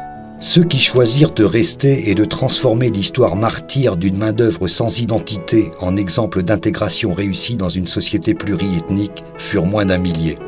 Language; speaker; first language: French; native; French